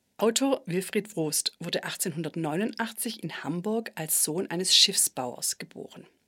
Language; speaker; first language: German; native; German